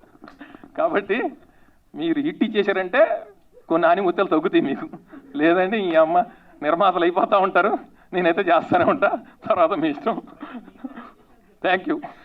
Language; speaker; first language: Telugu; native; Telugu